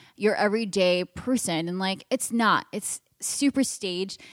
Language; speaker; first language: English; native; English